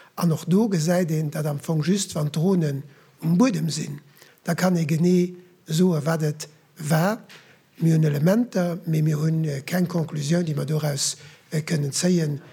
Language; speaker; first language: Luxembourgish; native; Luxembourgish